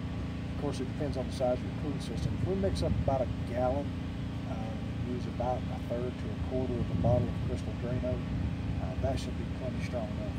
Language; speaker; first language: English; native; English